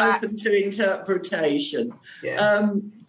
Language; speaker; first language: English; non-native, local second language; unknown